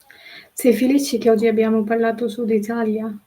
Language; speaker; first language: Italian; non-native, learner; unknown